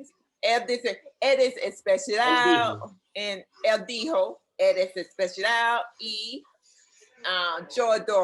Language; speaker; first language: Spanish; non-native, learner; English